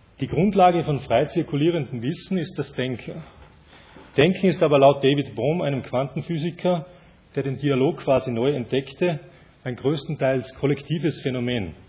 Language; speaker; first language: German; native; German